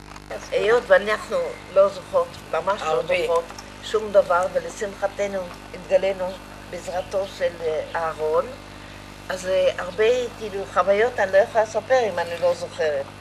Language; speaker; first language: Hebrew; early bilingual, other home language; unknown